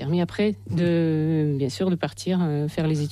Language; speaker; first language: French; non-native, fluent; Russian